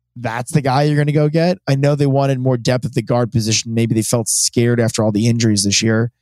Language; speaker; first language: English; native; English